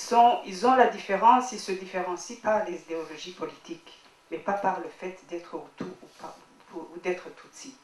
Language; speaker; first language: French; non-native, local second language; Kinyarwanda